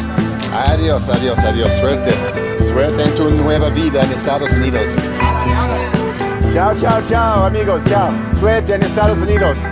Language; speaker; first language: Spanish; non-native, learner; English